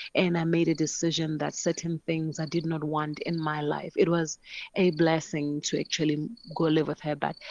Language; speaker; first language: English; non-native, local second language; Northern Sotho